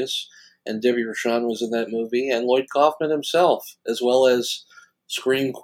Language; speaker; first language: English; native; English